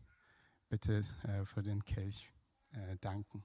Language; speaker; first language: German; non-native, fluent; Persian